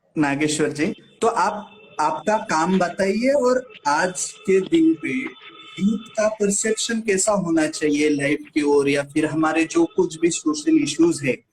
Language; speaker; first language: Hindi; non-native, local second language; Marathi